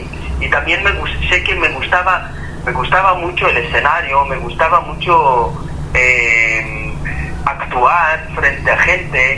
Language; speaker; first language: Spanish; non-native, fluent; Hebrew